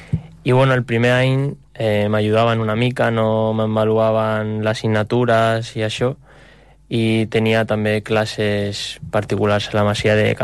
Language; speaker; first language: Catalan; non-native, local second language; Spanish